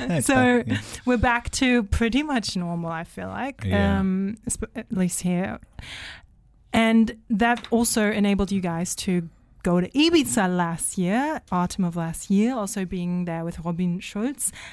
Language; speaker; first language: English; non-native, fluent; German